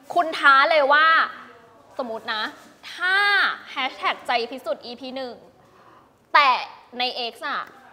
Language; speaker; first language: Thai; native; Thai